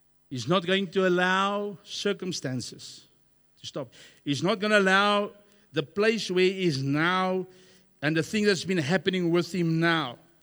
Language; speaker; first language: English; non-native, local second language; Afrikaans